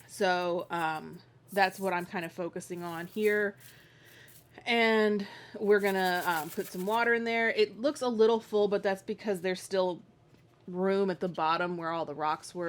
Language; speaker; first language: English; native; English